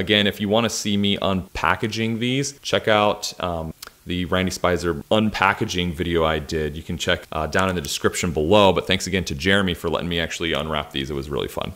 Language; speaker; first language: English; native; English